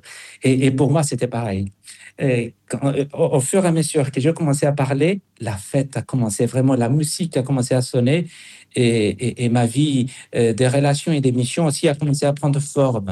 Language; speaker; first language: French; non-native, fluent; Spanish